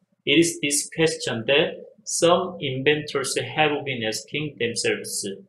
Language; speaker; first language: English; non-native, fluent; Korean